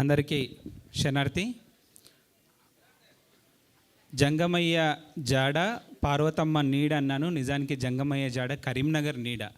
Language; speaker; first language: Telugu; native; Telugu